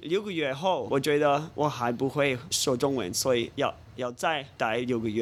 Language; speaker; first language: Chinese; non-native, fluent; English